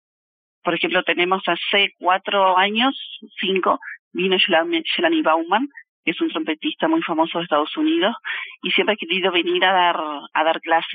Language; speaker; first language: Spanish; native; Spanish